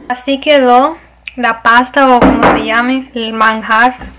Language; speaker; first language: Spanish; early bilingual, heritage; Spanish